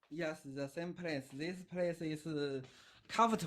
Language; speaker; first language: English; non-native, learner; Chinese